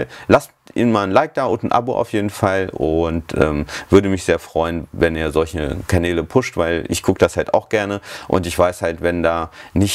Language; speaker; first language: German; native; German